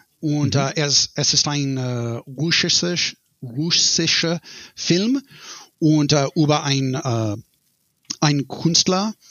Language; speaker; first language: German; non-native, learner; English